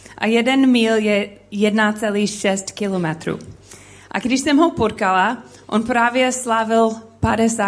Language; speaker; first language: Czech; non-native, learner; English